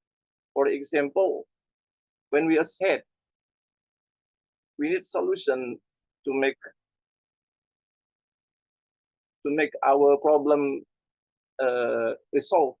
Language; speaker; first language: English; non-native, learner; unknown